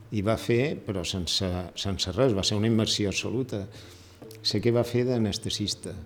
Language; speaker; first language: Catalan; native; Catalan